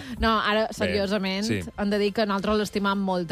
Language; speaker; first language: Catalan; native; Catalan